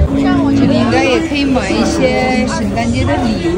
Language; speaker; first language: Chinese; non-native, fluent; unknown